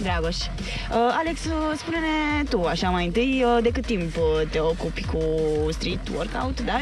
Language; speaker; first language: Romanian; native; Romanian